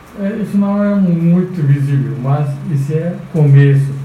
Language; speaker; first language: Portuguese; non-native, fluent; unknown